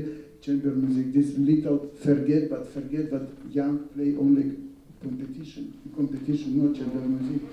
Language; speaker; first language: English; non-native, learner; Russian